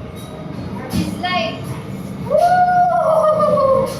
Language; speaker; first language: English; non-native, local second language; Filipino